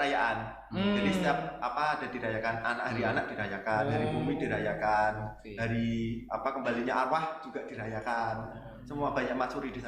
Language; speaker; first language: Indonesian; native; Indonesian